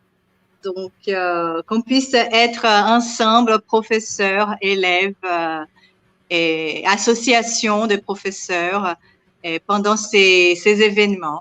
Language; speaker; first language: French; non-native, fluent; Portuguese